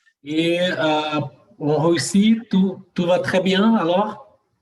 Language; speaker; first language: French; non-native, learner; Portuguese